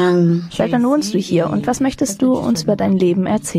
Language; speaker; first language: German; non-native, fluent; French